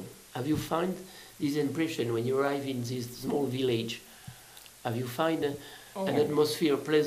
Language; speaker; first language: English; non-native, learner; French